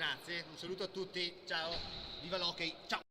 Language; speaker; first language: Italian; native; Italian